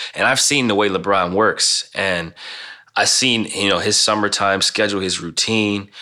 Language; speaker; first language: English; native; English